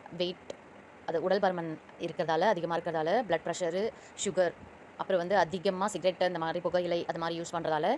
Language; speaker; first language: Tamil; native; Tamil